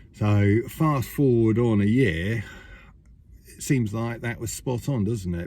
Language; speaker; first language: English; native; English